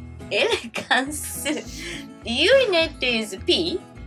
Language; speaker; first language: English; non-native, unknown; Japanese